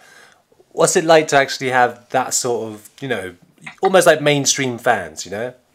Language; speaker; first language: English; native; English